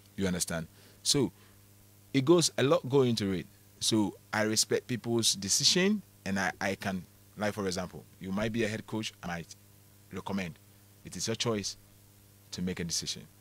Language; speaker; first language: English; non-native, local second language; Akan